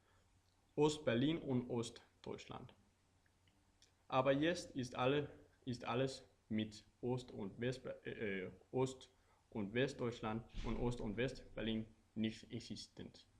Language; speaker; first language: German; non-native, learner; Danish